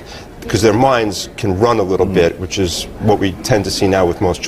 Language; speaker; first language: English; native; English